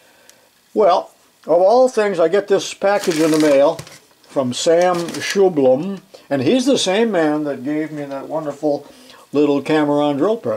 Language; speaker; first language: English; native; English